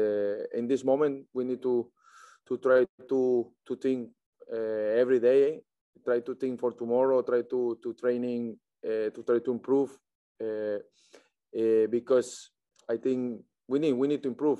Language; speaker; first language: English; non-native, learner; Spanish